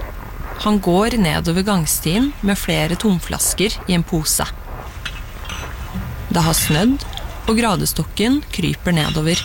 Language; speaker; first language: Norwegian; native; Norwegian